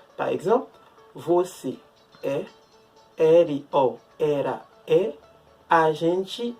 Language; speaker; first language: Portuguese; non-native, fluent; Haitian Creole